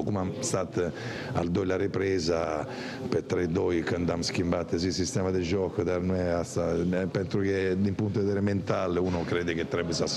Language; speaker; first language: Romanian; non-native, fluent; Italian